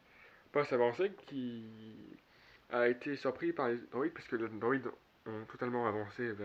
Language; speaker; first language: French; native; French